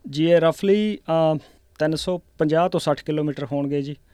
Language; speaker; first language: Punjabi; native; Punjabi